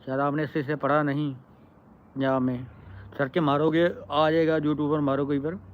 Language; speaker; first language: Hindi; non-native, local second language; Punjabi